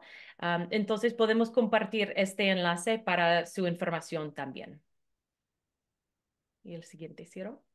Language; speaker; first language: Spanish; non-native, fluent; English